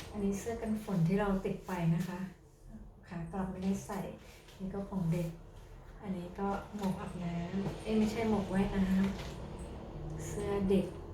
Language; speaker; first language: Thai; native; Thai